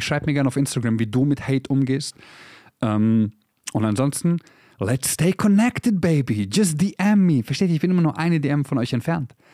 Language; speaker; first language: German; early bilingual, other home language; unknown